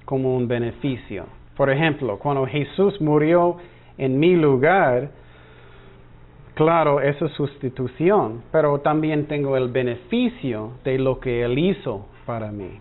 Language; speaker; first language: Spanish; non-native, fluent; English